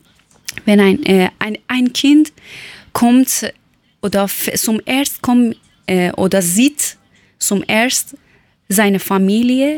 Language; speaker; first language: German; non-native, learner; Persian